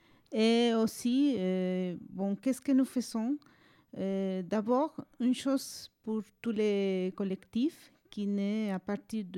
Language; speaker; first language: French; non-native, fluent; Spanish